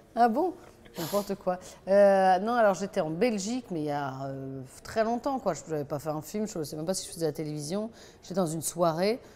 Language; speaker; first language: French; native; French